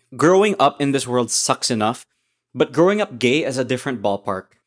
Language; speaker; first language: English; non-native, local second language; Filipino